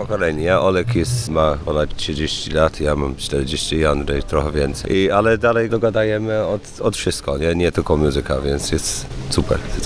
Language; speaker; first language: Polish; non-native, learner; English